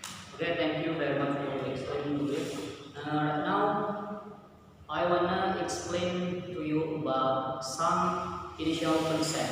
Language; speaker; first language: English; non-native, learner; Indonesian